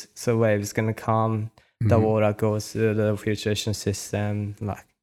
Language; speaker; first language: English; non-native, learner; Japanese